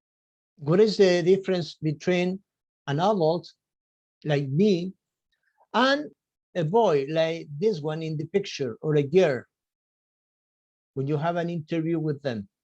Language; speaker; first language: English; non-native, fluent; Spanish